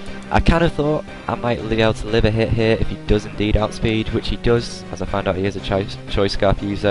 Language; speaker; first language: English; native; English